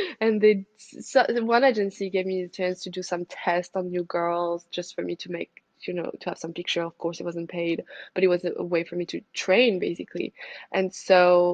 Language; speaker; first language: English; non-native, fluent; French